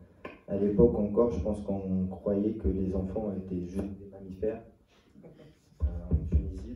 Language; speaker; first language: French; non-native, local second language; Arabic